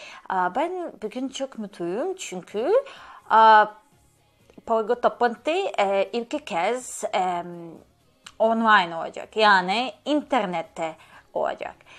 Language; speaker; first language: Turkish; non-native, learner; Bosnian